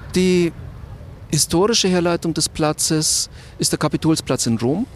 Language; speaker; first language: German; native; German